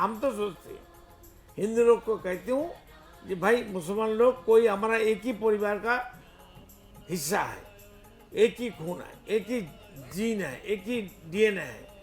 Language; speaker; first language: Hindi; non-native, local second language; Bangla